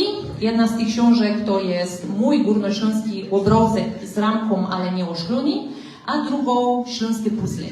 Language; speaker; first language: Polish; native; Polish